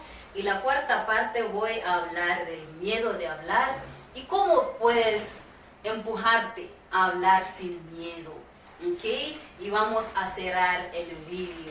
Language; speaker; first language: Spanish; non-native, fluent; Swahili